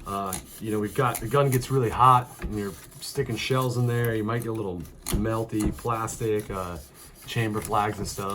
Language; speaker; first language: English; native; English